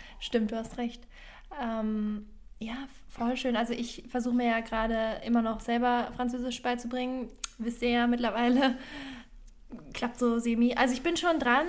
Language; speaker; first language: German; native; German